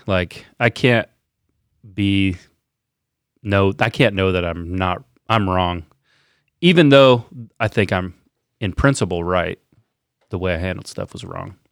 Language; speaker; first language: English; native; English